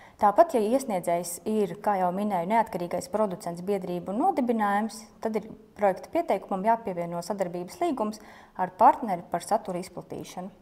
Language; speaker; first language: Latvian; native; Latvian